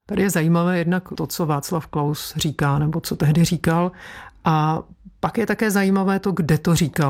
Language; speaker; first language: Czech; native; Czech